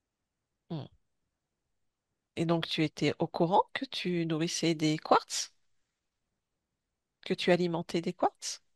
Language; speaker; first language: French; native; French